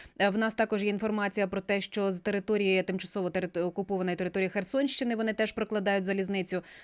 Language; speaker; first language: Ukrainian; native; Ukrainian